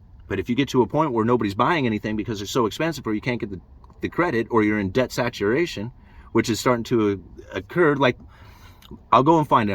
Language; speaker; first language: English; native; English